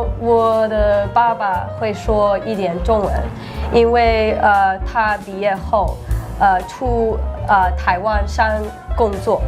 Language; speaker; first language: Chinese; early bilingual, heritage; English